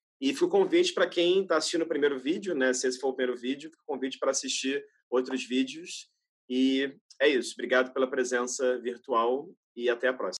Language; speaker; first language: Portuguese; native; Portuguese